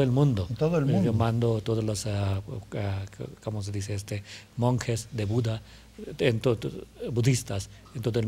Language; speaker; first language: Spanish; non-native, learner; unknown